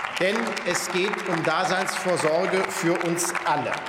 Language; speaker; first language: German; native; German